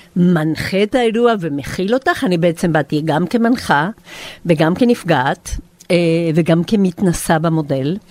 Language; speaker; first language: Hebrew; non-native, fluent; Spanish